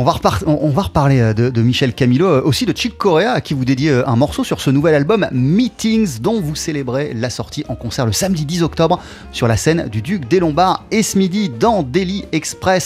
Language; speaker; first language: French; native; French